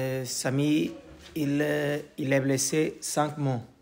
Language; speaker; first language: French; non-native, learner; Portuguese